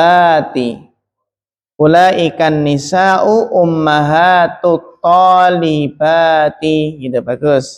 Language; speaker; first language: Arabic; non-native, fluent; Indonesian